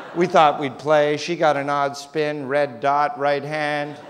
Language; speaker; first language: English; native; English